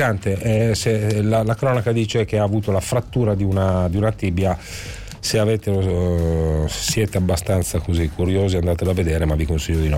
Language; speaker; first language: Italian; native; Italian